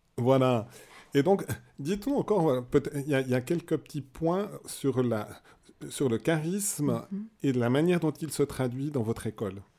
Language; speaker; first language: French; native; French